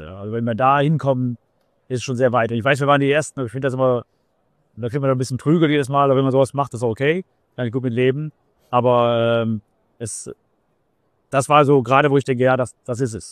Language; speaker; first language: German; native; German